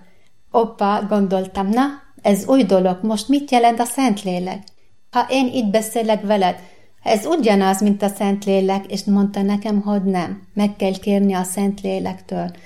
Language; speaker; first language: Hungarian; non-native, fluent; Arabic